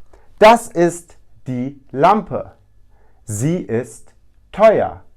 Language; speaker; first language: German; non-native, fluent; Turkish